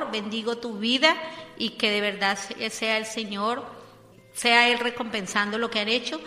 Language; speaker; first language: Spanish; native; Spanish